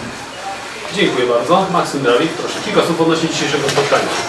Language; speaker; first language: Polish; native; Polish